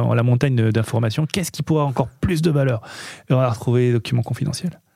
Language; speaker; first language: French; native; French